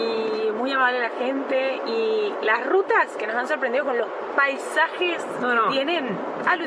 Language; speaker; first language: Spanish; native; Spanish